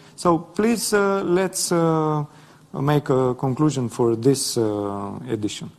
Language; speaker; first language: English; non-native, fluent; Romanian